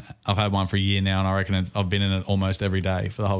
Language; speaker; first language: English; native; English